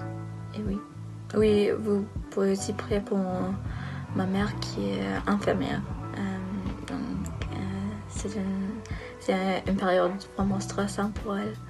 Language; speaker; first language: French; non-native, learner; Norwegian